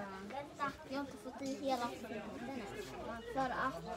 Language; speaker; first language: Swedish; early bilingual, other home language; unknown